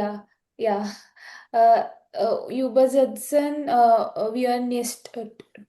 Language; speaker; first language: German; non-native, learner; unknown